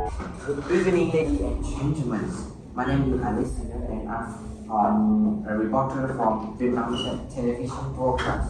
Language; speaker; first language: English; non-native, learner; Vietnamese